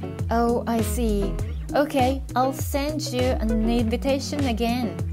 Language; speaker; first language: English; non-native, fluent; Japanese